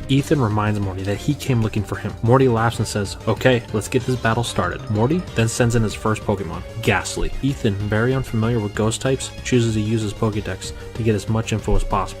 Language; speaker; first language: English; native; English